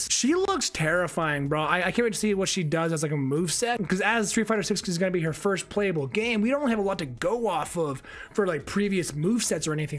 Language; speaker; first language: English; native; English